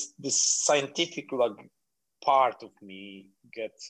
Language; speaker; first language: English; non-native, fluent; Polish